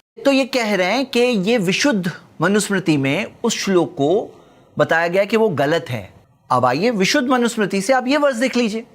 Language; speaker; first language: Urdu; native; Urdu